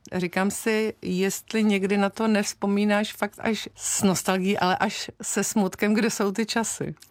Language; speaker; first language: Czech; native; Czech